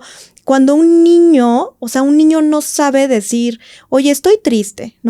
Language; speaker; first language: Spanish; native; Spanish